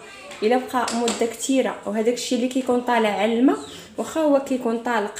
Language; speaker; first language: Arabic; native; Arabic